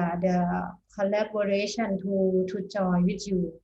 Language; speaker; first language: English; non-native, fluent; Thai